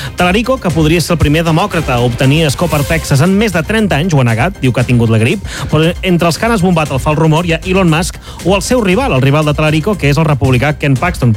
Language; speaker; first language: Catalan; native; Catalan